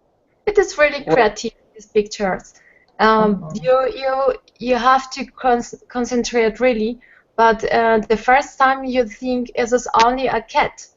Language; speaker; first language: English; non-native, learner; Spanish